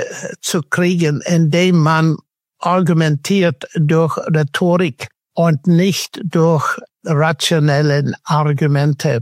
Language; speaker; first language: German; non-native, fluent; English